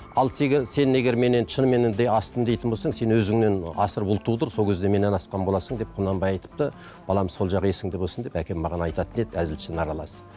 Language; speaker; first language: Kazakh; early bilingual, heritage; Kazakh